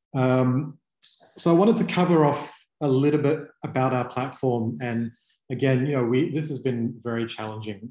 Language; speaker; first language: English; native; English